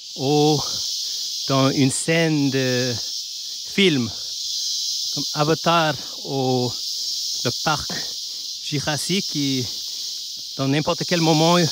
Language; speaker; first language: French; non-native, learner; Chinese